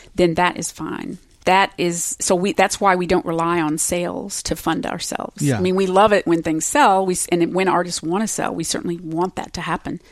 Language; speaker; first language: English; native; English